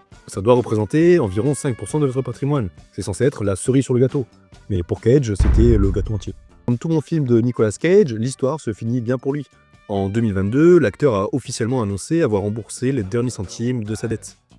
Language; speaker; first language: French; native; French